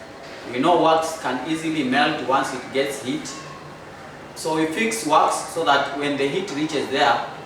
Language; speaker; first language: English; non-native, local second language; Swahili